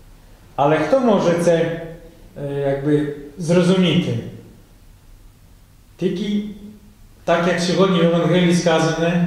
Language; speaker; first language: Ukrainian; non-native, fluent; Polish